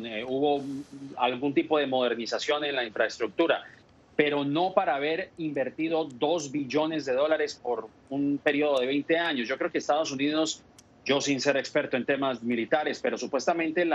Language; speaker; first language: Spanish; native; Spanish